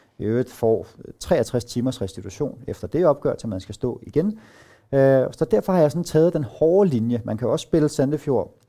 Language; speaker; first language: Danish; native; Danish